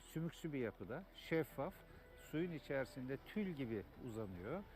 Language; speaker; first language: Turkish; native; Turkish